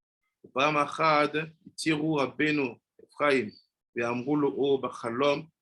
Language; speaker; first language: Hebrew; non-native, fluent; French